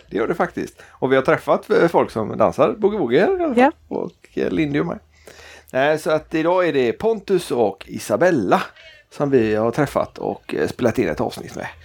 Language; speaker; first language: Swedish; native; Swedish